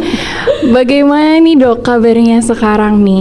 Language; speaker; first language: Indonesian; native; Indonesian